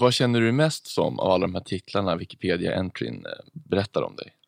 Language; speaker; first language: Swedish; native; Swedish